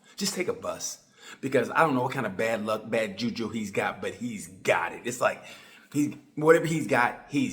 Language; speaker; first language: English; native; English